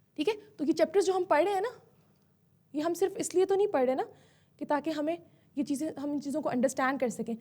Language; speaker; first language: Urdu; native; Urdu